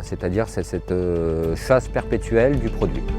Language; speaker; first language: French; native; French